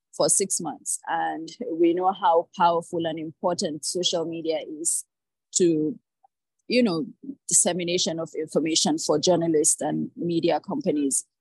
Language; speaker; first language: English; non-native, local second language; Hausa